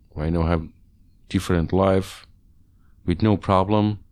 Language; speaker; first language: English; non-native, learner; Hungarian